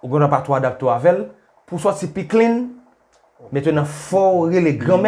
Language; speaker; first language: French; non-native, local second language; Haitian Creole